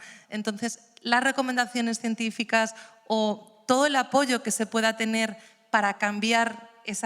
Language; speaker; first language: Spanish; native; Spanish